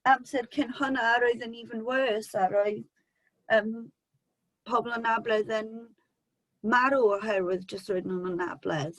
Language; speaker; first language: Welsh; non-native, local second language; English